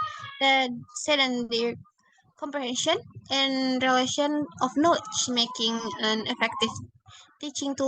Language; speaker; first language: English; non-native, learner; Indonesian